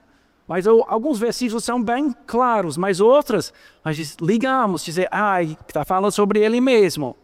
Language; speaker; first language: Portuguese; non-native, fluent; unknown